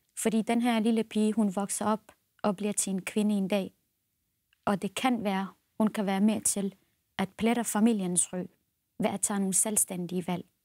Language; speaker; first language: Danish; non-native, fluent; Central Kurdish